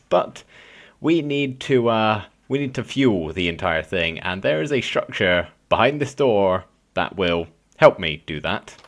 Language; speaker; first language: English; native; English